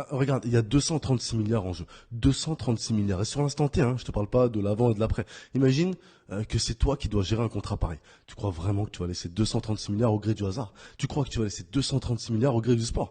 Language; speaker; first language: French; native; French